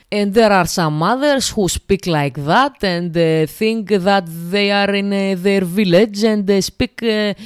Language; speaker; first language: English; non-native, fluent; Greek